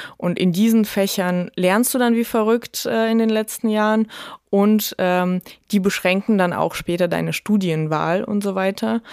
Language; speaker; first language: German; early bilingual, other home language; Russian